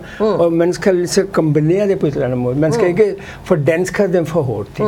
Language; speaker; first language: Danish; non-native, fluent; Urdu